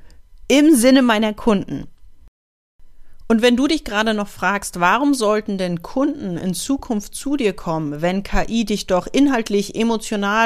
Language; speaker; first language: German; native; German